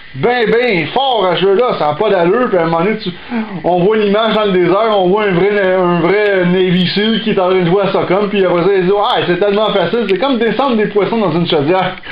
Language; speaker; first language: French; native; French